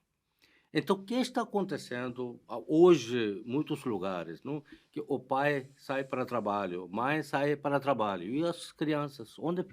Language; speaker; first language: Portuguese; non-native, fluent; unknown